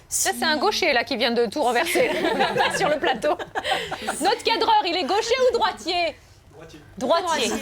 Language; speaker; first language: French; native; French